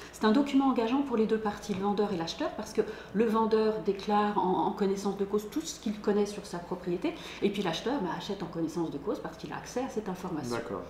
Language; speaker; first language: French; native; French